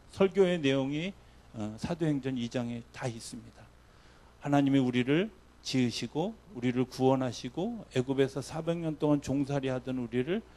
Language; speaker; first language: Korean; native; Korean